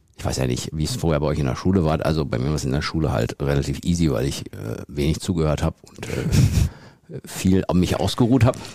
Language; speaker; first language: German; native; German